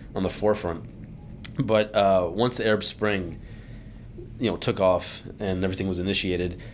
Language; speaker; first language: English; early bilingual, other home language; Arabic